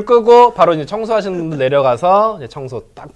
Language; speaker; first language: Korean; native; Korean